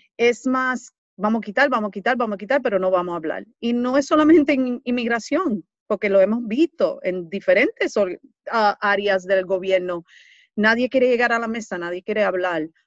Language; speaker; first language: Spanish; early bilingual, heritage; Spanish